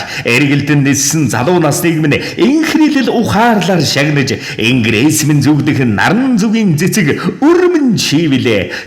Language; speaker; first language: Mongolian; native; Mongolian